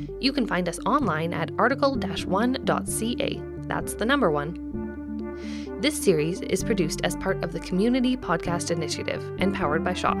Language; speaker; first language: English; native; English